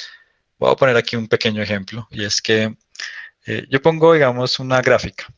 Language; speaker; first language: Spanish; native; Spanish